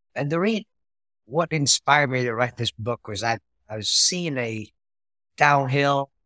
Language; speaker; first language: English; non-native, fluent; Vietnamese